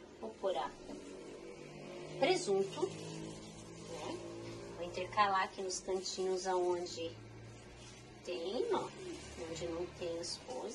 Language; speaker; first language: Portuguese; native; Portuguese